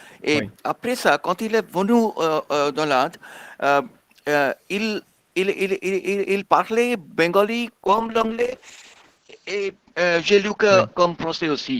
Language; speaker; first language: French; non-native, fluent; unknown